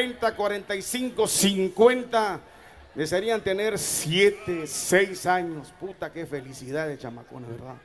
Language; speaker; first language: Spanish; native; Spanish